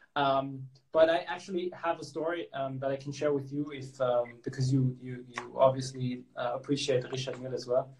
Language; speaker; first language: English; non-native, local second language; German